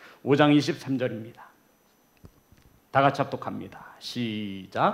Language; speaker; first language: Korean; native; Korean